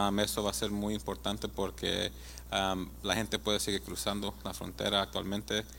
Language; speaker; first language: Spanish; early bilingual, heritage; Spanish